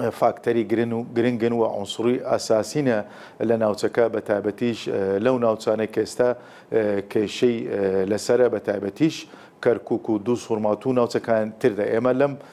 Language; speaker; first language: Central Kurdish; non-native, local second language; Turkish